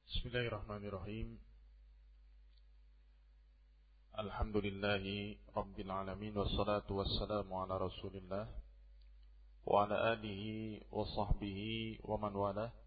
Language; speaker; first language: Arabic; non-native, fluent; Indonesian